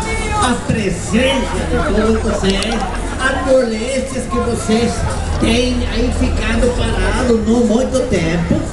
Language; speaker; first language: Portuguese; non-native, learner; Spanish